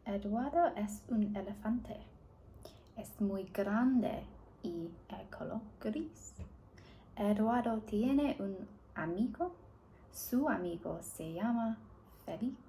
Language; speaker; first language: Spanish; non-native, learner; English